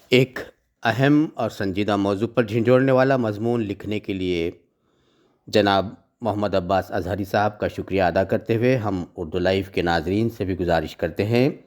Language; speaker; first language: Urdu; native; Urdu